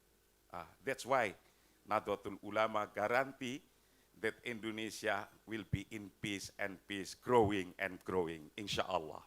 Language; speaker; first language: English; non-native, fluent; Indonesian